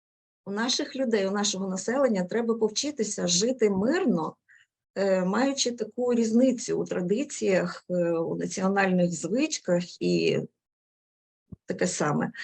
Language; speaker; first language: Ukrainian; non-native, local second language; Russian